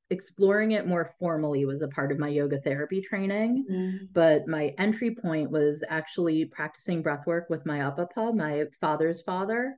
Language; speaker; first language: English; early bilingual, other home language; Tamil